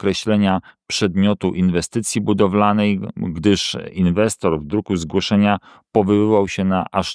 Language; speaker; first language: Polish; native; Polish